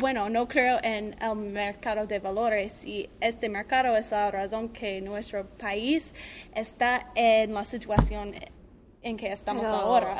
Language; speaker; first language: Spanish; non-native, learner; English